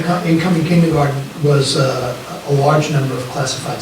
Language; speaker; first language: English; native; English